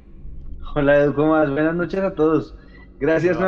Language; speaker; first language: Spanish; native; Spanish